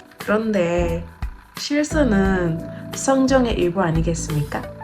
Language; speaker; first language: Korean; non-native, learner; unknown